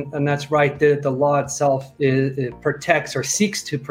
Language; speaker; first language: English; native; English